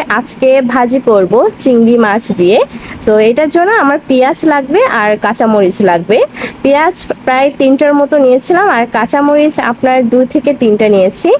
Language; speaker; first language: Bangla; non-native, local second language; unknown